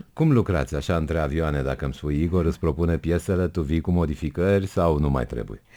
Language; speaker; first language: Romanian; native; Romanian